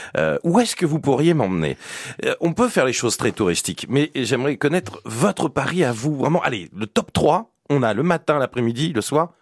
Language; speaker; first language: French; native; French